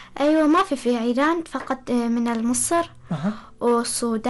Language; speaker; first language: Arabic; non-native, learner; Persian